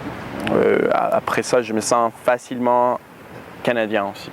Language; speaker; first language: French; non-native, fluent; Spanish